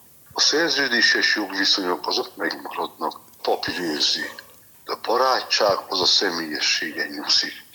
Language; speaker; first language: Hungarian; native; Hungarian